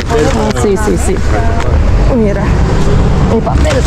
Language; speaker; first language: Spanish; non-native, fluent; Filipino